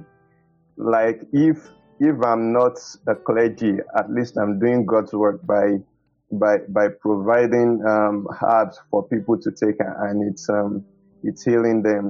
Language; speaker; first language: English; non-native, local second language; Yoruba